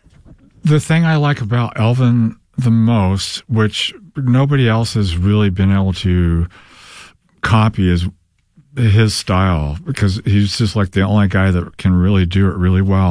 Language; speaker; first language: English; native; English